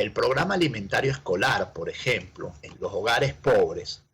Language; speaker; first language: Spanish; native; Spanish